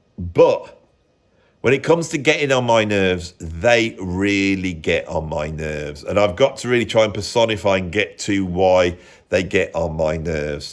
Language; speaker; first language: English; native; English